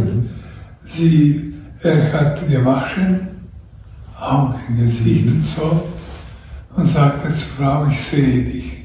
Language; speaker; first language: German; non-native, learner; Croatian